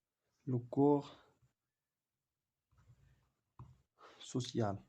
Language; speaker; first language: French; non-native, local second language; Arabic